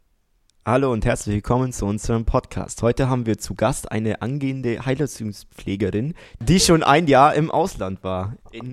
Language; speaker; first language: German; native; German